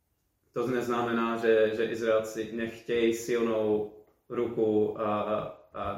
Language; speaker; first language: Czech; non-native, fluent; English